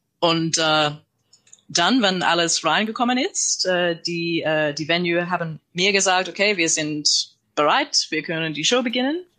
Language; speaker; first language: German; non-native, learner; English